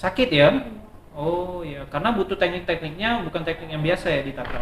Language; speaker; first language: Indonesian; native; Indonesian